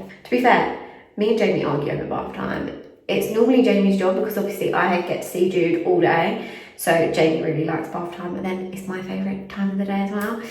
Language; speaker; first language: English; native; English